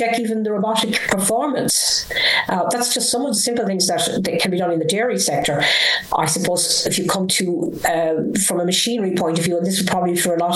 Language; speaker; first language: English; native; English